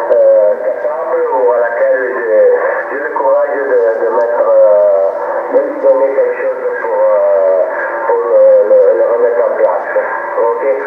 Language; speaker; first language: French; non-native, fluent; Italian